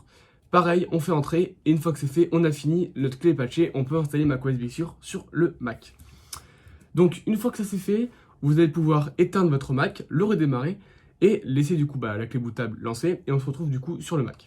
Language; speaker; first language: French; native; French